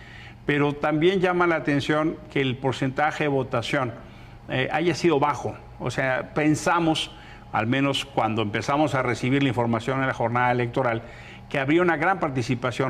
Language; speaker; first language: Spanish; native; Spanish